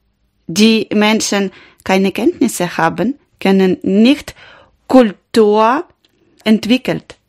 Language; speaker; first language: German; non-native, learner; Ukrainian